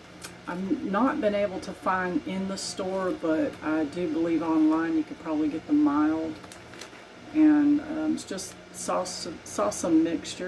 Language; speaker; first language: English; native; English